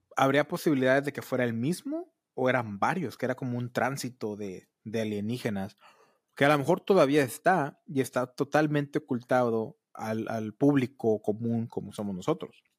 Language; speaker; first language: Spanish; early bilingual, heritage; Spanish